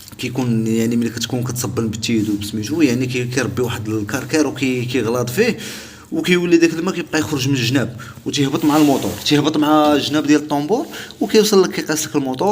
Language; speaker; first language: Arabic; native; Arabic